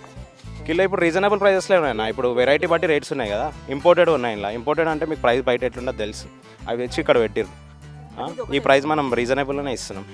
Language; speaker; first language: Telugu; native; Telugu